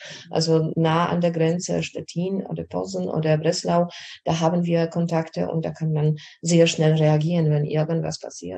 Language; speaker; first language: German; non-native, fluent; Polish